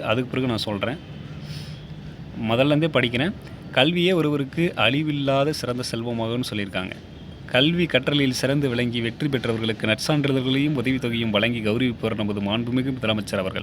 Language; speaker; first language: Tamil; native; Tamil